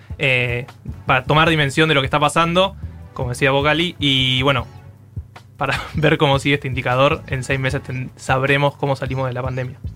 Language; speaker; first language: Spanish; native; Spanish